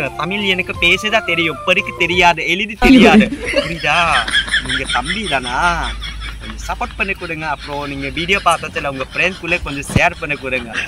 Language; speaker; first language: Tamil; non-native, learner; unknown